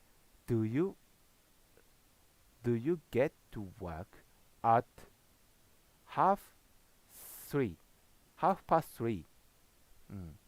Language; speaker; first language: English; non-native, learner; Japanese